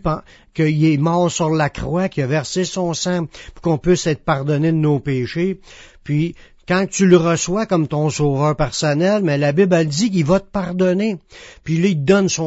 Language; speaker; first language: French; native; French